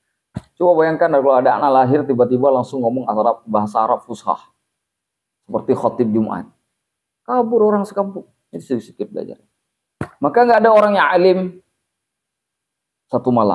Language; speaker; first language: Indonesian; native; Indonesian